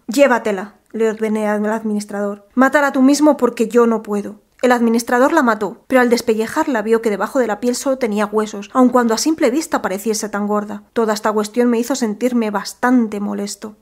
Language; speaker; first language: Spanish; native; Spanish